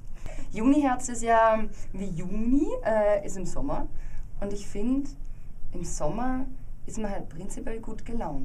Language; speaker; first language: German; native; German